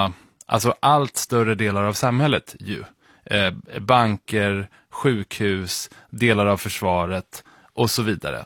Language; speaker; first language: Swedish; native; Swedish